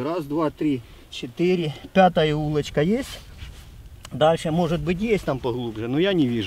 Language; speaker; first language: Russian; native; Russian